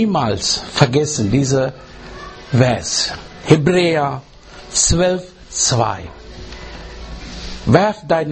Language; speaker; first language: German; non-native, learner; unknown